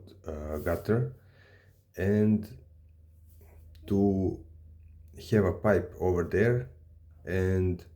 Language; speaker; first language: English; non-native, learner; Serbian